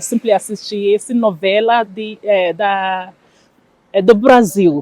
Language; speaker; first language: Portuguese; non-native, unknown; Igbo